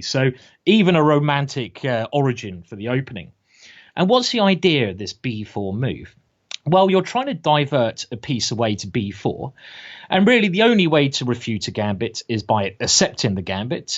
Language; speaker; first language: English; native; English